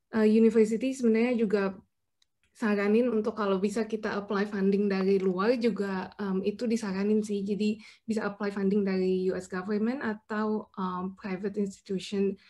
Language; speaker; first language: Indonesian; native; Indonesian